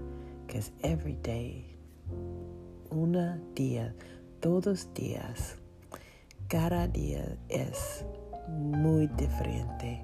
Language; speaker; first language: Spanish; non-native, learner; English